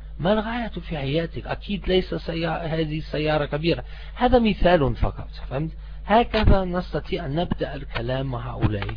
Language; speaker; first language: Arabic; non-native, fluent; German